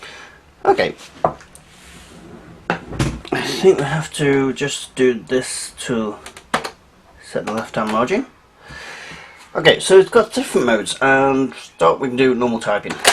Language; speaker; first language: English; native; English